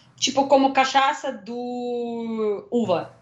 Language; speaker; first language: Portuguese; non-native, learner; Russian